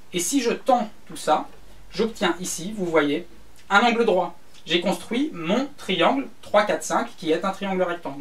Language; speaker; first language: French; native; French